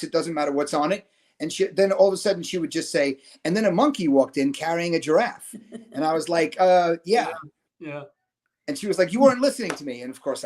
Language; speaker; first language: English; native; English